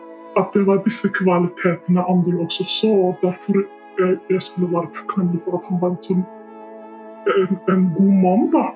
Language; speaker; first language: Norwegian; non-native, fluent; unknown